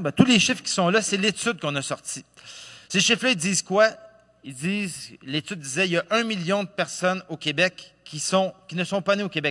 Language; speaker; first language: French; native; French